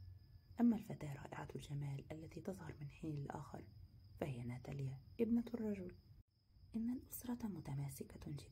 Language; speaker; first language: Arabic; native; Arabic